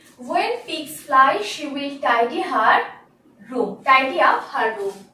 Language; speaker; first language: English; non-native, local second language; Bangla